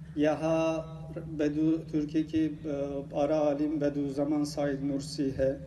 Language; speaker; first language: Urdu; non-native, learner; Turkish